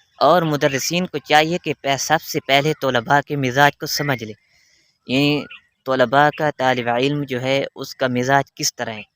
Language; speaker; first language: Urdu; non-native, local second language; Baluchi